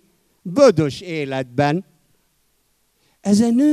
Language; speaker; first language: Hungarian; non-native, fluent; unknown